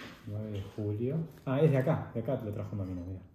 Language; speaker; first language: Spanish; native; Spanish